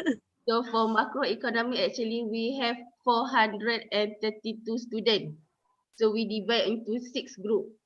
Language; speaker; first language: English; non-native, local second language; Malay